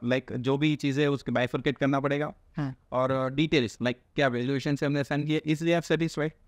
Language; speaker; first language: Hindi; non-native, local second language; Gujarati